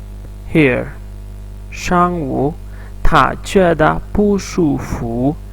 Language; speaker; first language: Chinese; non-native, fluent; Urdu